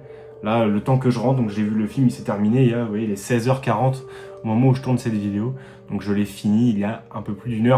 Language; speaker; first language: French; native; French